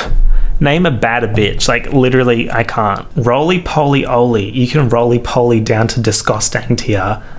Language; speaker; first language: English; native; English